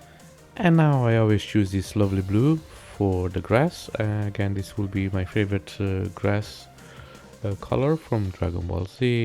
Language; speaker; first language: English; non-native, fluent; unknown